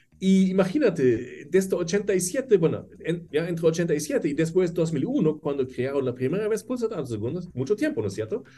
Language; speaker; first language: Spanish; non-native, fluent; German